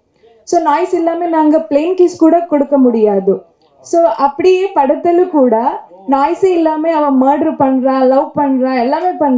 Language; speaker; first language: Tamil; non-native, local second language; Kannada